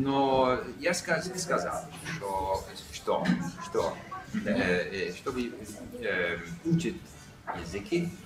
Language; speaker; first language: Russian; non-native, learner; English